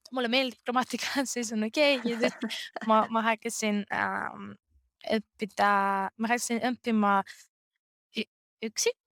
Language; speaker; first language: Estonian; non-native, learner; Greek